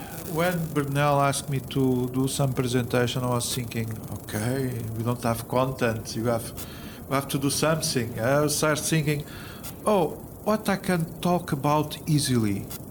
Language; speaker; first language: English; non-native, fluent; Portuguese